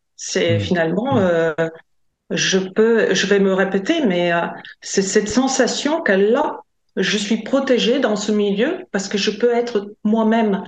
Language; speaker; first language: French; non-native, fluent; Latvian